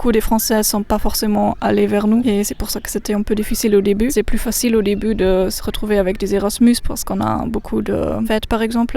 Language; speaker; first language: French; non-native, fluent; German